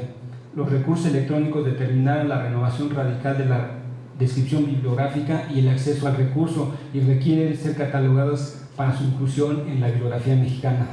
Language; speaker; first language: Spanish; native; Spanish